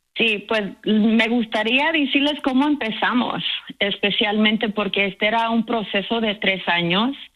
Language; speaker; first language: Spanish; early bilingual, heritage; Spanish